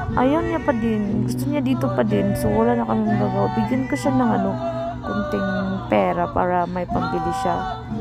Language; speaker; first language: Filipino; non-native, local second language; Cebuano